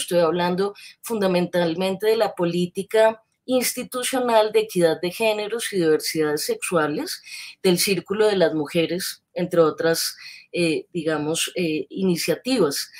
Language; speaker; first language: Spanish; native; Spanish